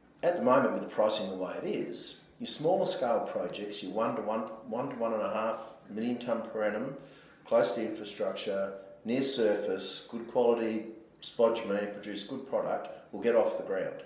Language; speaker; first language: English; native; English